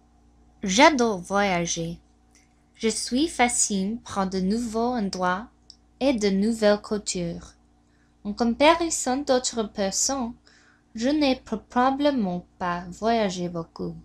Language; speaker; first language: French; non-native, learner; English